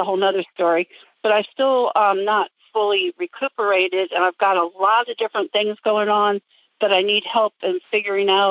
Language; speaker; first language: English; native; English